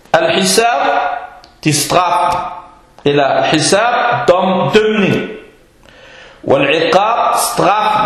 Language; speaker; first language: Danish; early bilingual, other home language; Arabic